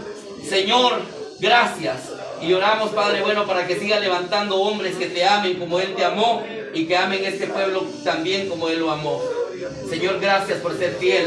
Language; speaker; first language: Spanish; native; Spanish